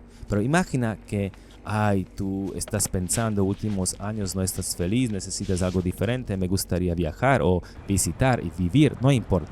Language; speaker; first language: Spanish; non-native, learner; Slovak